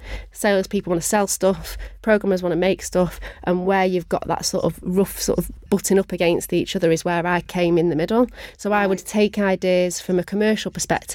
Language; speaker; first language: English; native; English